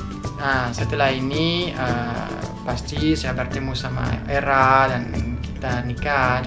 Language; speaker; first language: Indonesian; non-native, fluent; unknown